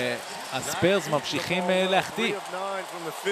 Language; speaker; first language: Hebrew; native; Hebrew